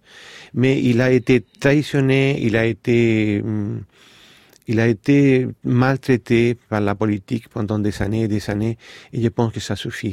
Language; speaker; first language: French; non-native, fluent; Spanish